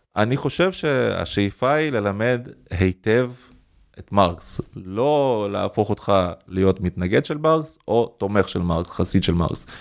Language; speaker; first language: Hebrew; early bilingual, other home language; Russian